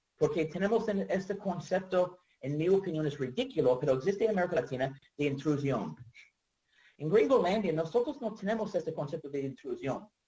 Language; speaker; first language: Spanish; non-native, learner; English